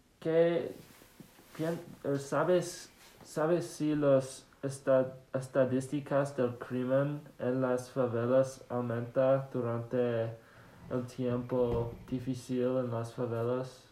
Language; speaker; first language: Spanish; non-native, learner; English